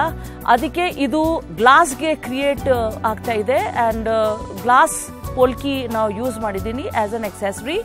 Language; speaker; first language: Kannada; non-native, local second language; Hindi